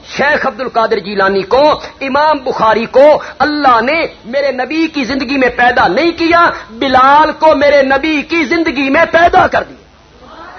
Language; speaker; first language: Urdu; non-native, local second language; Punjabi